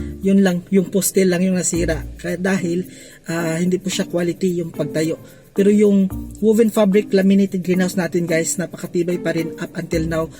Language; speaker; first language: Filipino; non-native, local second language; Cebuano